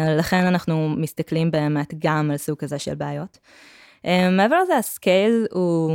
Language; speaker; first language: Hebrew; native; Hebrew